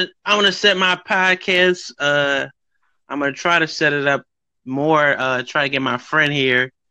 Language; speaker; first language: English; native; English